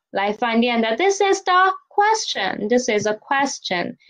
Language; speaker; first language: English; non-native, fluent; Chinese